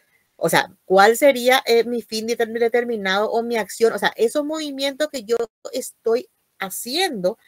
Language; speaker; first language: Spanish; native; Spanish